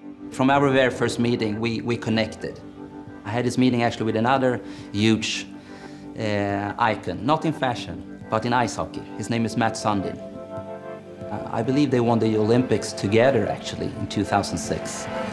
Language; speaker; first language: English; non-native, fluent; Swedish